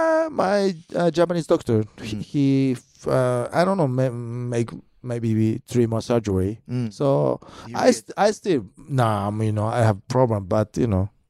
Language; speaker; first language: English; non-native, learner; Japanese